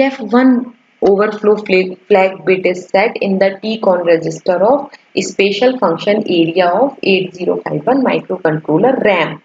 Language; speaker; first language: English; non-native, local second language; Hindi